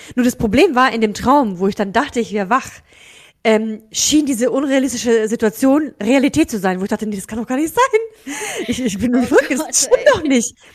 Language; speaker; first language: German; early bilingual, other home language; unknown